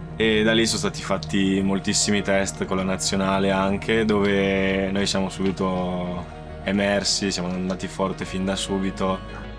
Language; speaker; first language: Italian; native; Italian